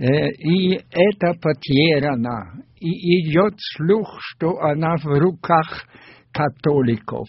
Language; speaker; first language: Russian; non-native, fluent; German